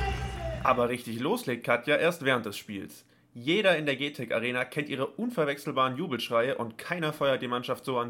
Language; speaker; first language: German; native; German